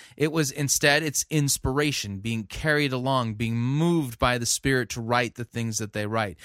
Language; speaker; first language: English; native; English